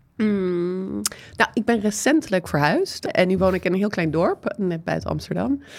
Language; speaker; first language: Dutch; non-native, fluent; English